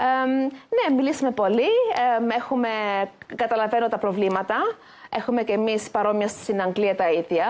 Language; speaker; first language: Greek; early bilingual, heritage; Greek